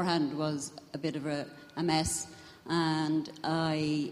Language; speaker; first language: English; native; English